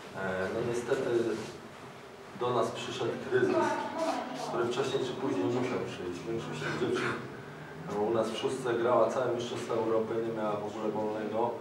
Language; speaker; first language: Polish; native; Polish